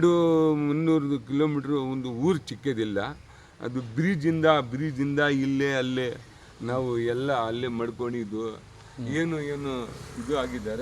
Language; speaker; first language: Kannada; non-native, local second language; Urdu